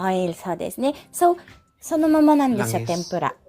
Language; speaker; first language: Japanese; non-native, fluent; Filipino